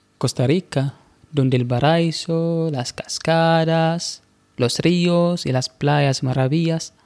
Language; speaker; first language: Spanish; non-native, fluent; Arabic